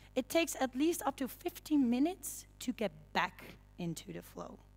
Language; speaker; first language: English; non-native, fluent; Dutch